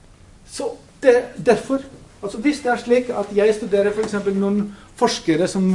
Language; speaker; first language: Norwegian; non-native, fluent; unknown